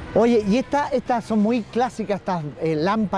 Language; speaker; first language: Spanish; native; Spanish